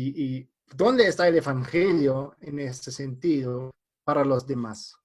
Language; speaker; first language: Spanish; non-native, fluent; German